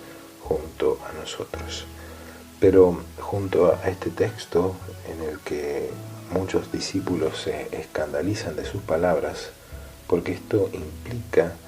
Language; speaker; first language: Spanish; native; Spanish